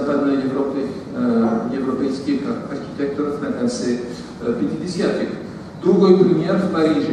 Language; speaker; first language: Russian; non-native, fluent; French